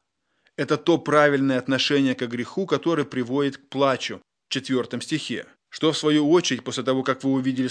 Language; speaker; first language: Russian; native; Russian